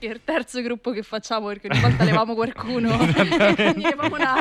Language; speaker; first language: Italian; native; Italian